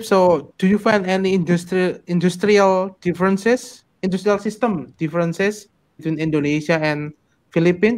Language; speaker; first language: English; non-native, fluent; Indonesian